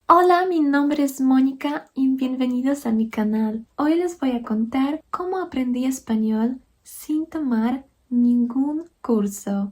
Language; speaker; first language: Spanish; non-native, fluent; Polish